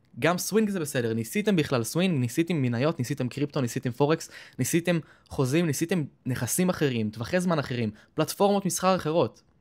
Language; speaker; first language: Hebrew; native; Hebrew